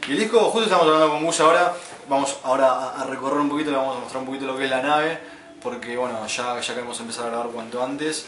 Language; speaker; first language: Spanish; native; Spanish